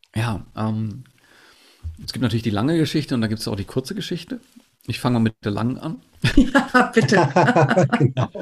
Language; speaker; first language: German; native; German